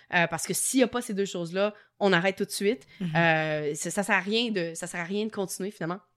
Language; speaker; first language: French; native; French